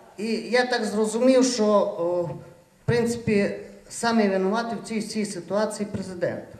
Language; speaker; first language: Ukrainian; native; Ukrainian